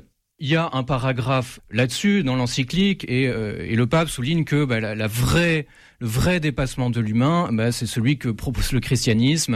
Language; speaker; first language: French; native; French